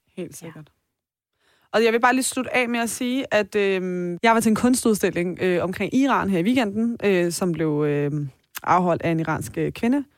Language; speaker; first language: Danish; early bilingual, other home language; Persian